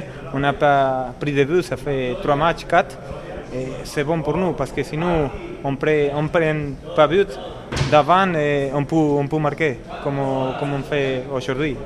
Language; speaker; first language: French; non-native, learner; Spanish